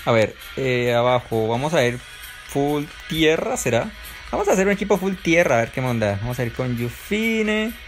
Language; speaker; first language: Spanish; native; Spanish